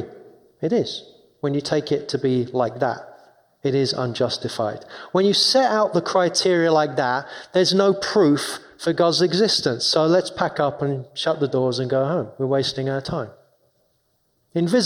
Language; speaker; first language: English; native; English